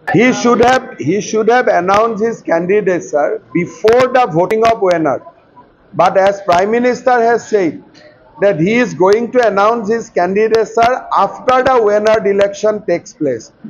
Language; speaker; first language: English; non-native, local second language; Assamese